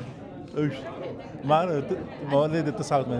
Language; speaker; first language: Arabic; native; Arabic